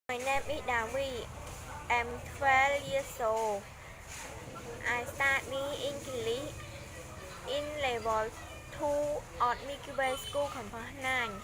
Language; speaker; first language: English; non-native, learner; Khmer